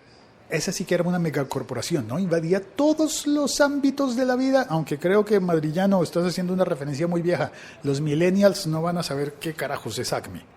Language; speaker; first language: Spanish; native; Spanish